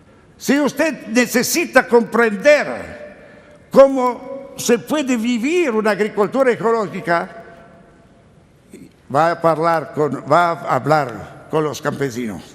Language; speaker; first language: Spanish; non-native, learner; Italian